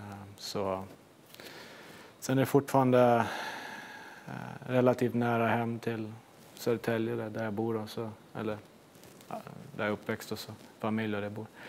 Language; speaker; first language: Swedish; native; Swedish